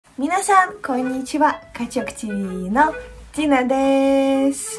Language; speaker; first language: Japanese; non-native, fluent; Russian